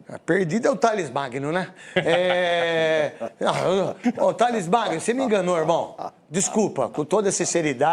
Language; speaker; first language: Portuguese; native; Portuguese